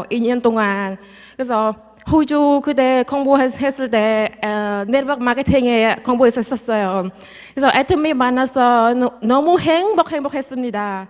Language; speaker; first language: Korean; non-native, learner; Khmer